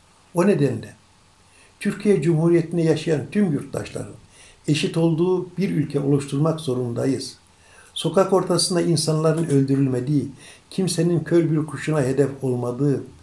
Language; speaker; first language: Turkish; native; Turkish